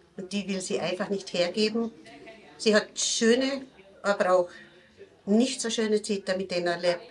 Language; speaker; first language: German; native; German